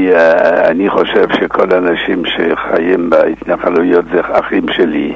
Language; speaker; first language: Hebrew; non-native, fluent; English